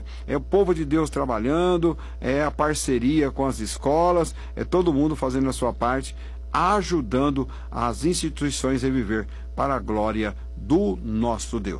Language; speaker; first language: Portuguese; native; Portuguese